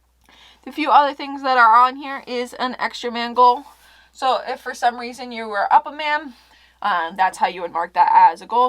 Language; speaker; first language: English; native; English